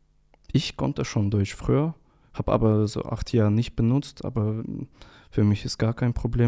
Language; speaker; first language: German; non-native, learner; Russian